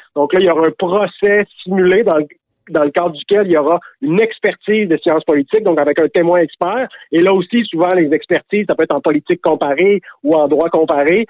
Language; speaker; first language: French; native; French